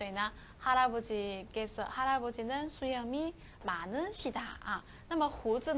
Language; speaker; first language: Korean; non-native, fluent; Chinese